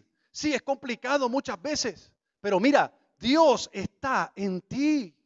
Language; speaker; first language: Spanish; native; Spanish